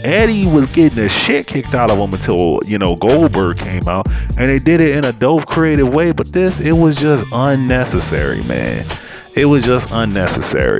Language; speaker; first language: English; native; English